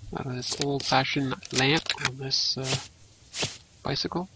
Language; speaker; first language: English; native; English